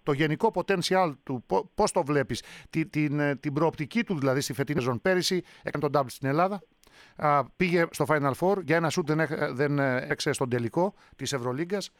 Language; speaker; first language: Greek; native; Greek